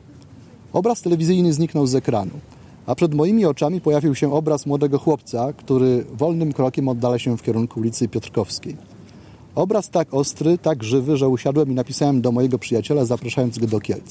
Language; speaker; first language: Polish; native; Polish